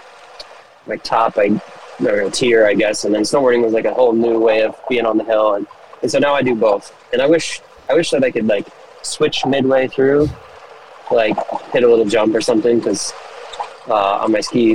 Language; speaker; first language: English; native; English